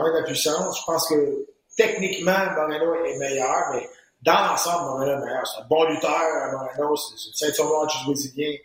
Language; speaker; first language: French; native; French